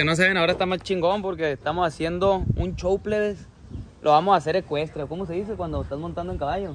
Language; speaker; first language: Spanish; early bilingual, heritage; Spanish